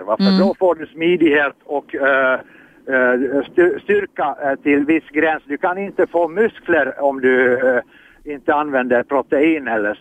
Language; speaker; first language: Swedish; non-native, fluent; Finnish